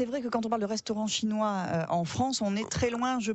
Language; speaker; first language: French; native; French